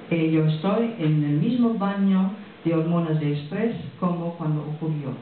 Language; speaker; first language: Spanish; non-native, fluent; French